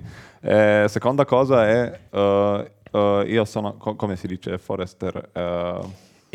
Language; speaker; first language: Italian; non-native, learner; Slovenian